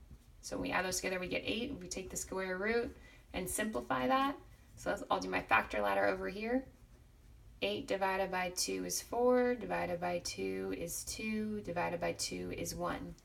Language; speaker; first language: English; native; English